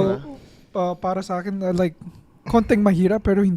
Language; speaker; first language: Filipino; early bilingual, heritage; Filipino